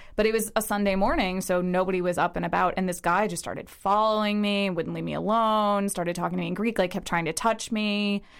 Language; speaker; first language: English; early bilingual, other home language; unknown